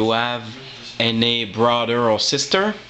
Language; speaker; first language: English; non-native, local second language; French